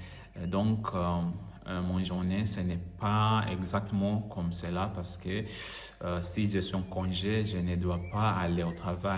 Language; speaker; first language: French; non-native, learner; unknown